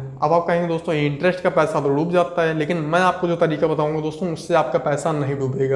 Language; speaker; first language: Hindi; native; Hindi